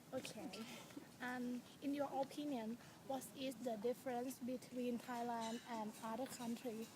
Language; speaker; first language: English; non-native, learner; Thai